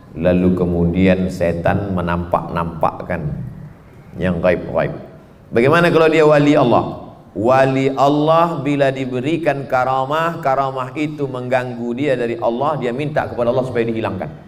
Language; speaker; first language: Malay; non-native, fluent; Indonesian